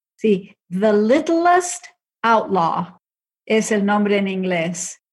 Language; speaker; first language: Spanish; early bilingual, other home language; English